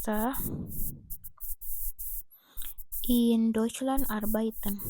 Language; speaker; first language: German; non-native, fluent; Indonesian